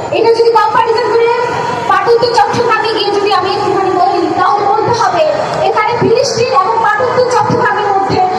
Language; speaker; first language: Bangla; non-native, local second language; Chakma